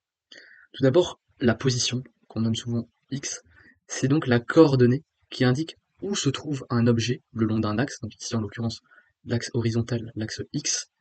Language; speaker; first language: French; native; French